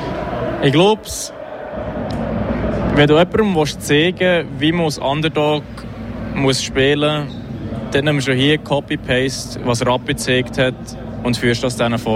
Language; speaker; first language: German; native; German